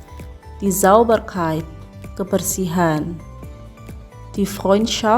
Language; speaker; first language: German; non-native, fluent; Indonesian